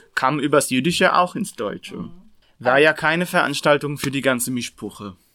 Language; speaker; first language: German; non-native, fluent; Hebrew